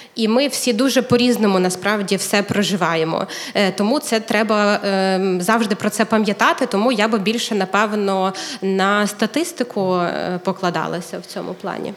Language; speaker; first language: Ukrainian; native; Ukrainian